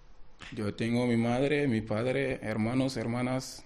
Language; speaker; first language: Spanish; non-native, learner; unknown